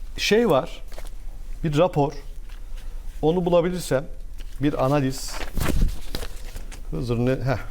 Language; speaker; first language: Turkish; native; Turkish